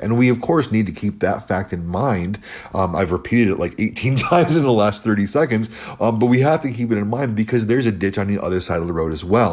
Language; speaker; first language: English; native; English